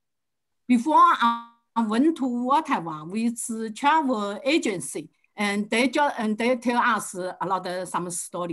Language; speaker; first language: English; non-native, learner; Chinese